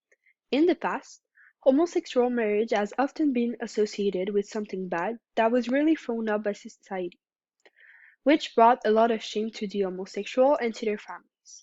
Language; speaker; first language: English; non-native, local second language; French